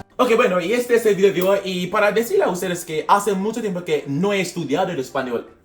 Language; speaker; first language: Spanish; non-native, fluent; English